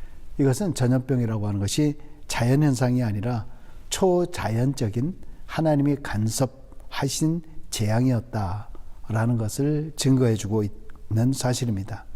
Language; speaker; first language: Korean; native; Korean